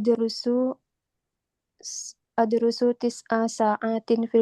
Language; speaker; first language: Arabic; non-native, learner; Indonesian